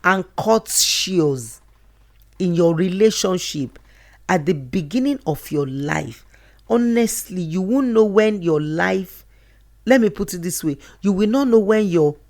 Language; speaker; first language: English; non-native, local second language; Yoruba